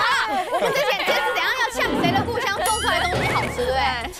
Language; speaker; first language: Chinese; native; Chinese